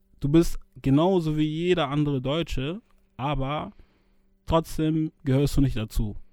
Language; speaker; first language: German; early bilingual, other home language; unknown